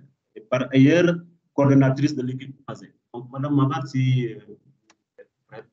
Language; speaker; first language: French; non-native, local second language; Wolof